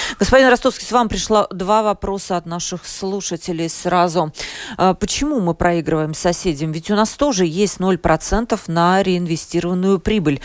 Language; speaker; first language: Russian; native; Russian